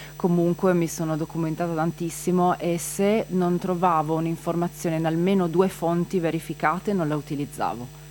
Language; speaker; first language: Italian; native; Italian